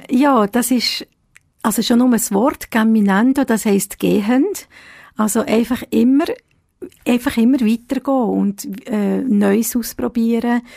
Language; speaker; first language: German; early bilingual, other home language; Italian